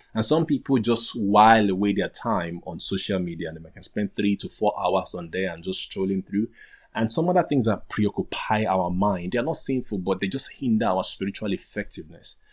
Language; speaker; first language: English; non-native, local second language; Yoruba